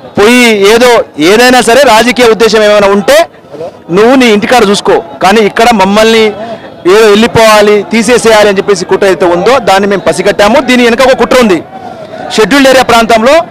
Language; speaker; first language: Telugu; non-native, local second language; Lambadi